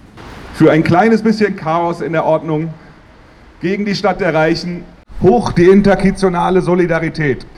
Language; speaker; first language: German; native; German